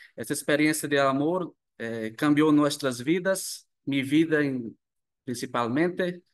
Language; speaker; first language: Spanish; non-native, learner; Portuguese